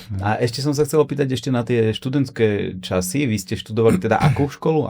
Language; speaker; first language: Slovak; native; Slovak